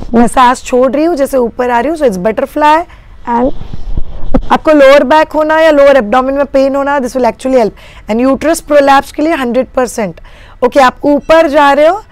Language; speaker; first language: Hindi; non-native, local second language; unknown